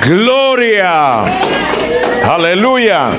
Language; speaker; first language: Spanish; native; Spanish